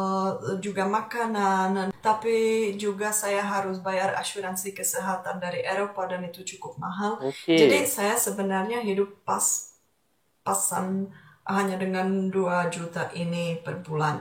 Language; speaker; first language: Indonesian; non-native, fluent; Czech